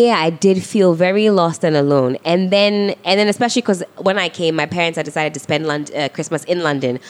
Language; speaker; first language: English; native; English